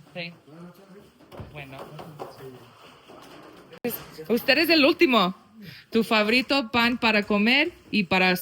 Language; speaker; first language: Spanish; non-native, learner; English